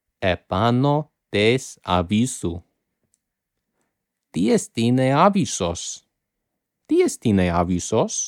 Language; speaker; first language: Greek; non-native, fluent; English